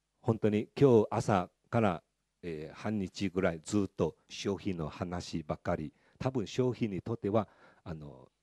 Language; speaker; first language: Japanese; non-native, fluent; Chinese